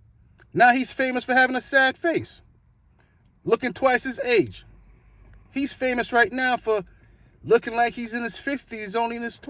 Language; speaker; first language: English; native; English